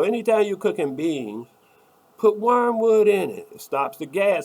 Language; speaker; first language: English; native; English